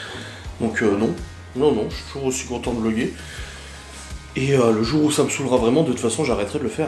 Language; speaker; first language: French; native; French